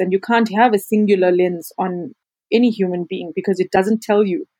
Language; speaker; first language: English; native; English